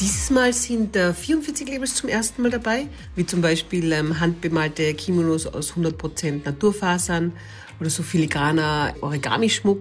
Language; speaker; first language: German; native; German